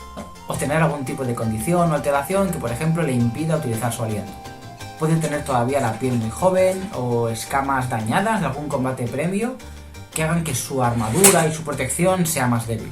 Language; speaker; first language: Spanish; native; Spanish